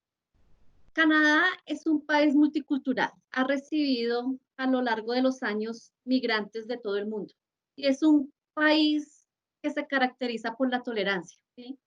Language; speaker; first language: Spanish; native; Spanish